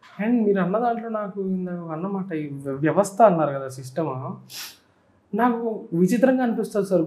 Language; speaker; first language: Telugu; native; Telugu